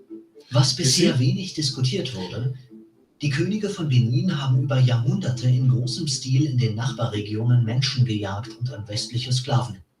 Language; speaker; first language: German; native; German